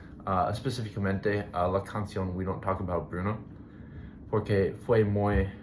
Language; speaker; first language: Spanish; non-native, learner; English